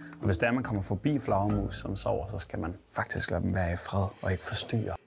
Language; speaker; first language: Danish; native; Danish